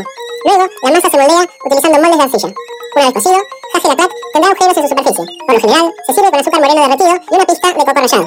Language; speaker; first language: Spanish; non-native, fluent; Indonesian